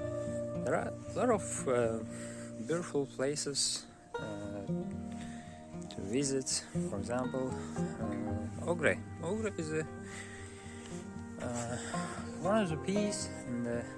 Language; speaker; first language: English; non-native, learner; Uzbek